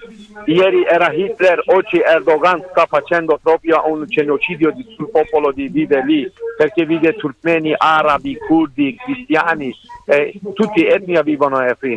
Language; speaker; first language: Italian; non-native, learner; Kurdish